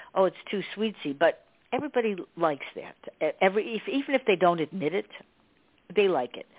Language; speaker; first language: English; native; English